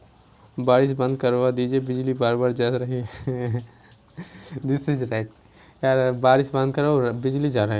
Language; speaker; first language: Hindi; non-native, local second language; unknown